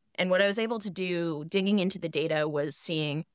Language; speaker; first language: English; native; English